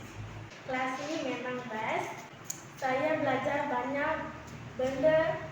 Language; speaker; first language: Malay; non-native, local second language; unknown